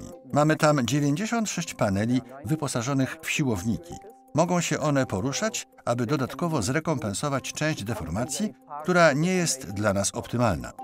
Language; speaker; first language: Polish; native; Polish